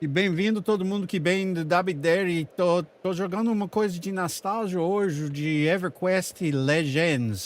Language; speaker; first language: Portuguese; non-native, fluent; English